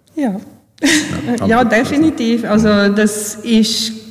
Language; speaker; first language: German; early bilingual, other home language; Bosnian